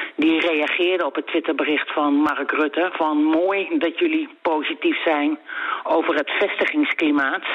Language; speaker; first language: Dutch; native; Dutch